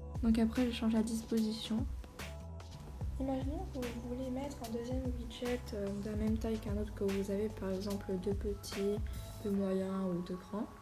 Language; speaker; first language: French; native; French